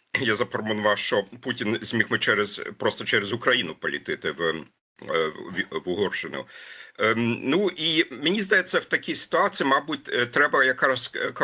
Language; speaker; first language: Ukrainian; non-native, fluent; German